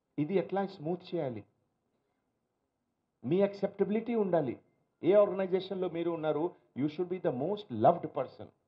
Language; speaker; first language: Telugu; non-native, local second language; Hindi